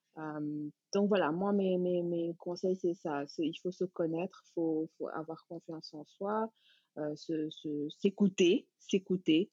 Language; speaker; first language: French; non-native, local second language; Wolof